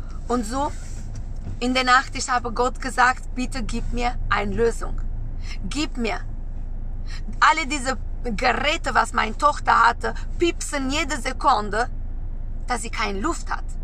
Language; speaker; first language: German; non-native, learner; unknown